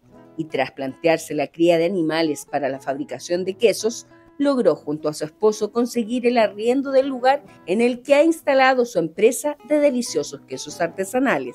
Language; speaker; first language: Spanish; native; Spanish